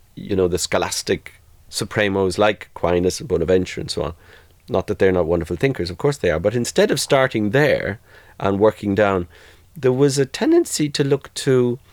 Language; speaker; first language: English; native; English